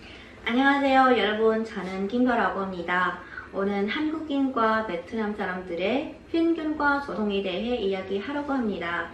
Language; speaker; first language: Korean; non-native, fluent; Vietnamese